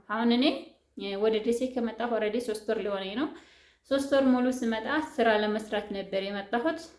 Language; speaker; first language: Amharic; native; Amharic